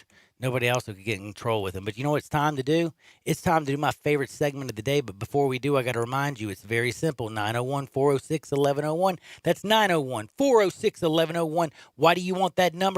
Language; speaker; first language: English; native; English